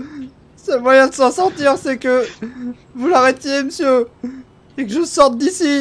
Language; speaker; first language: French; native; French